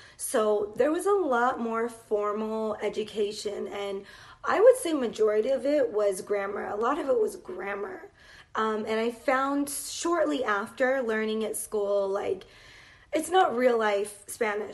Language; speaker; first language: English; native; English